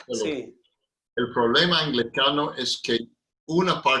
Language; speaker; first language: Spanish; non-native, fluent; English